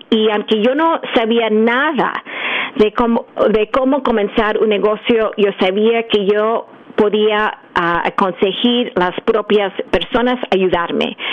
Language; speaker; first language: Spanish; early bilingual, heritage; English